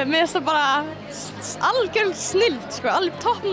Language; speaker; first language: Icelandic; native; Icelandic